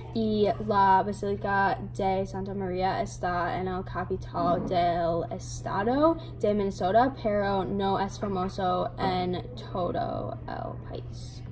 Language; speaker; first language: Spanish; non-native, learner; English